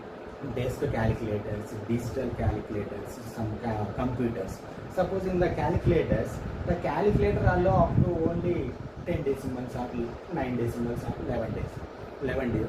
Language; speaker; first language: English; non-native, local second language; Telugu